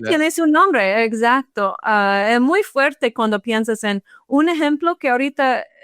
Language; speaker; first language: Spanish; non-native, fluent; English